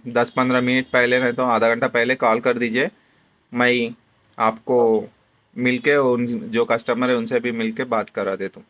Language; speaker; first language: Hindi; non-native, local second language; Telugu